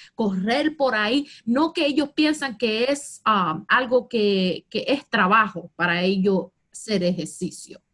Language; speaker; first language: Spanish; early bilingual, heritage; Spanish